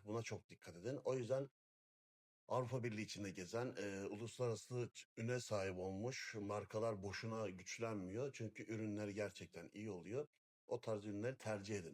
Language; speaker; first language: Turkish; native; Turkish